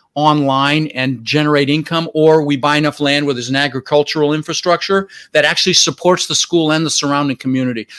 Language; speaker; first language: English; early bilingual, other home language; Dutch